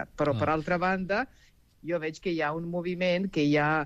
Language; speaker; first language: Catalan; non-native, fluent; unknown